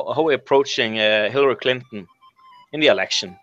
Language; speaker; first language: English; non-native, fluent; Norwegian